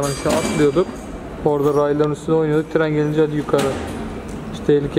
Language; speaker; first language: Turkish; native; Turkish